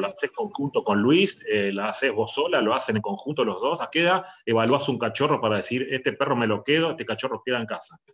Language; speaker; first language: Spanish; native; Spanish